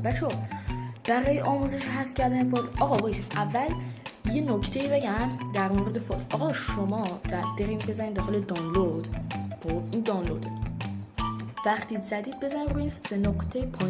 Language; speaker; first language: Persian; native; Persian